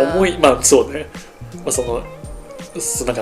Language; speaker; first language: Japanese; native; Japanese